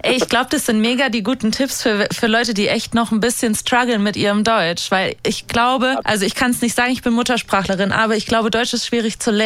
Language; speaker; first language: German; native; German